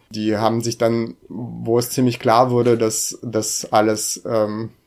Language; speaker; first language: German; early bilingual, other home language; Russian